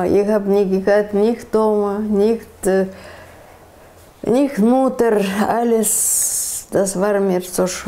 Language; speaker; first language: German; non-native, learner; Russian